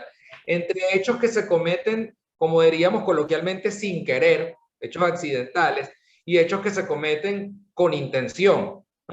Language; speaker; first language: Spanish; native; Spanish